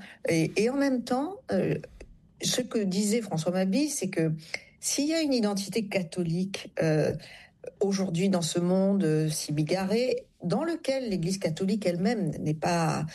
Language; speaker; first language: French; native; French